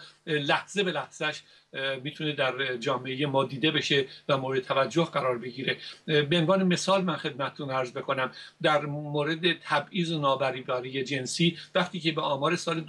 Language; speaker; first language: Persian; native; Persian